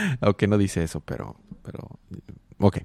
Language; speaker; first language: Spanish; native; Spanish